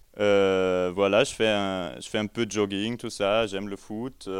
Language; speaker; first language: French; non-native, fluent; German